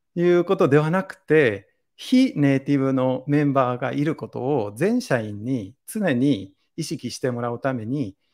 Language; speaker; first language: Japanese; non-native, fluent; Spanish